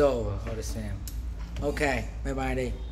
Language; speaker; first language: English; non-native, learner; Vietnamese